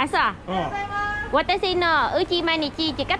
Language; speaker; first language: Japanese; non-native, learner; Vietnamese